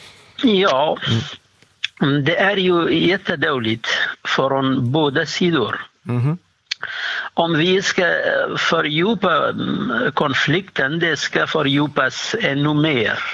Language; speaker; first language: Swedish; non-native, fluent; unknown